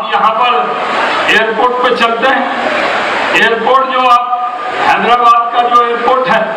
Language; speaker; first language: Hindi; native; Hindi